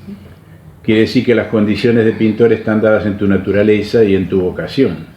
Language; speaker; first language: Spanish; native; Spanish